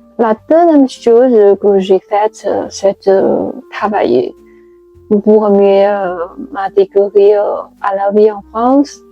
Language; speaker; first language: French; non-native, fluent; Chinese